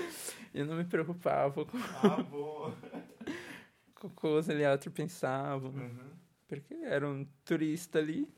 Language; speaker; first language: Italian; non-native, learner; Portuguese